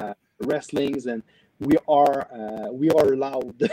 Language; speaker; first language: English; non-native, learner; French